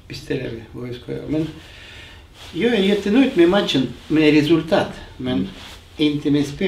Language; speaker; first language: Swedish; non-native, fluent; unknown